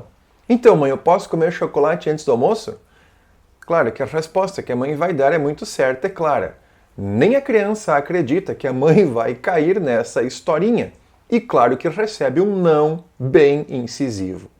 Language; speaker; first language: Portuguese; native; Portuguese